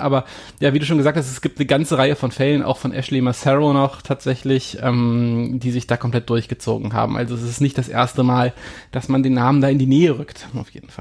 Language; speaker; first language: German; native; German